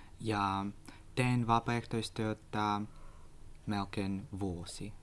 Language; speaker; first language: Finnish; non-native, learner; Russian